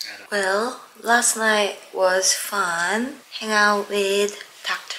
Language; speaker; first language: English; non-native, learner; Korean